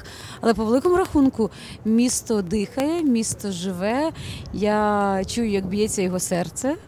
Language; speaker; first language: Ukrainian; native; Ukrainian